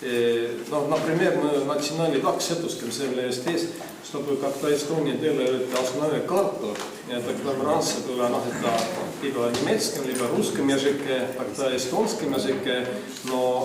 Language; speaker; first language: Russian; non-native, fluent; Estonian